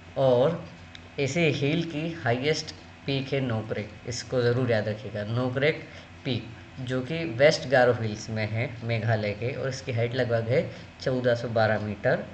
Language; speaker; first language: Hindi; native; Hindi